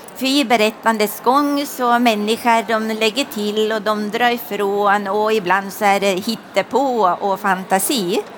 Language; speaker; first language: Swedish; native; Swedish